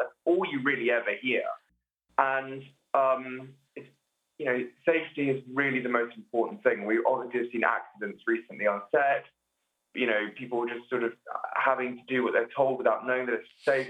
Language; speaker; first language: English; native; English